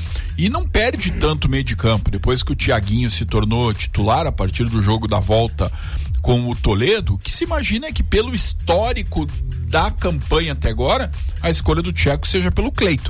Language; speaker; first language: Portuguese; native; Portuguese